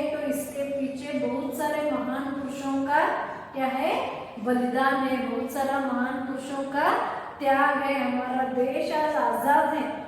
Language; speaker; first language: Hindi; non-native, local second language; Kannada